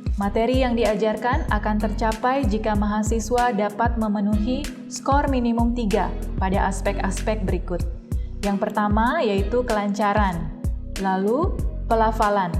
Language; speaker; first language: Indonesian; native; Indonesian